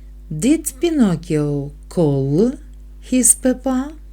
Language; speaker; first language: English; non-native, fluent; Ukrainian